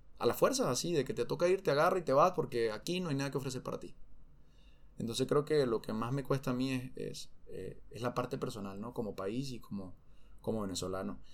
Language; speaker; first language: Spanish; native; Spanish